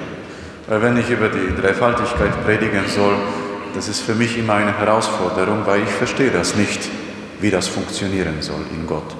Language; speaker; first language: German; non-native, fluent; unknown